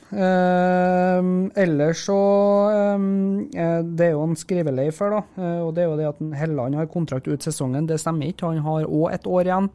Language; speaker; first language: Norwegian; native; Norwegian